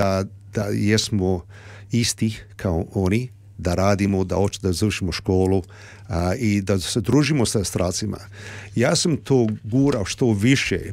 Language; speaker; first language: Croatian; early bilingual, heritage; Serbian